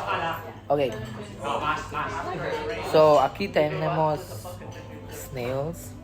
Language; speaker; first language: Spanish; non-native, learner; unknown